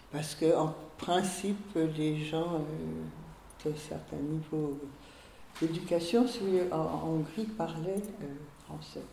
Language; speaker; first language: French; early bilingual, other home language; Hungarian